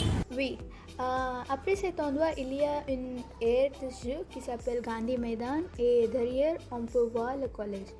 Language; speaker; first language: French; non-native, fluent; Konkani